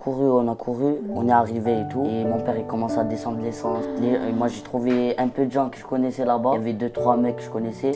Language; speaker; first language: French; non-native, local second language; Arabic